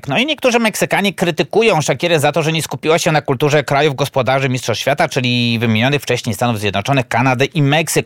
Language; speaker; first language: Polish; native; Polish